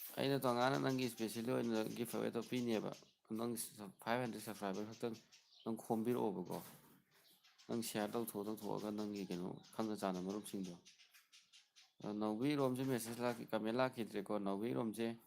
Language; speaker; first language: Manipuri; native; Manipuri